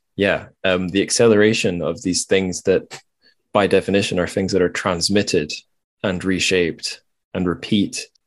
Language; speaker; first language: English; native; English